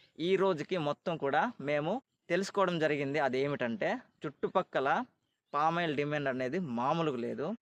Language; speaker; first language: Telugu; native; Telugu